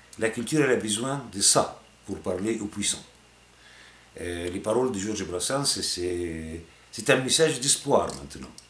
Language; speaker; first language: French; non-native, fluent; Arabic